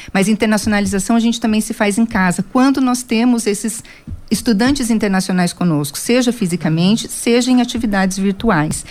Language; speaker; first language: Portuguese; native; Portuguese